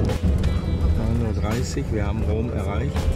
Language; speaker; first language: German; native; German